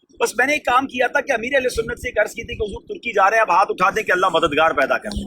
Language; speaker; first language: Urdu; native; Urdu